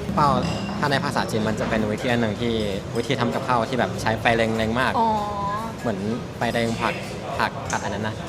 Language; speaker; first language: Thai; non-native, fluent; Chinese